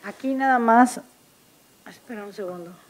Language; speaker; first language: Spanish; native; Spanish